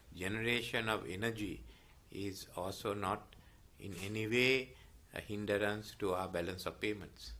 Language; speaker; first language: English; non-native, local second language; Sinhala